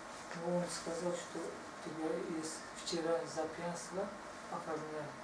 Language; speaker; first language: Russian; non-native, learner; Tajik